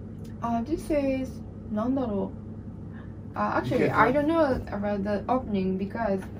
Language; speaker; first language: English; non-native, learner; Japanese